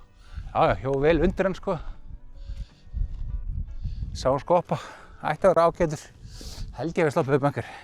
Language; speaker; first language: Icelandic; native; Icelandic